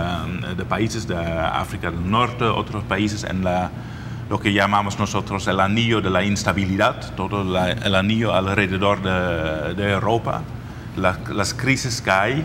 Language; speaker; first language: Spanish; non-native, fluent; Dutch